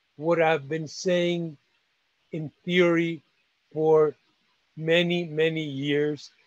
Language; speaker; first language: English; non-native, fluent; Spanish